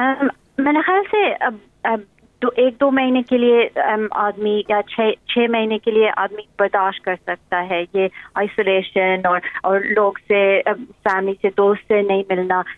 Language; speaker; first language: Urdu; early bilingual, heritage; English